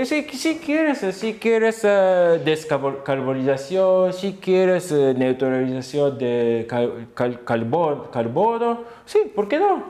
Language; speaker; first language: Spanish; non-native, fluent; Japanese